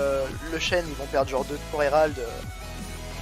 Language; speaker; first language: French; native; French